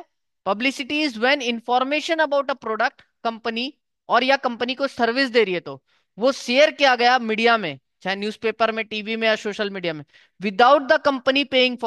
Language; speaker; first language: Hindi; native; Hindi